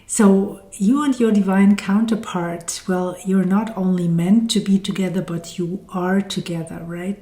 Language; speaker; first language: English; non-native, fluent; German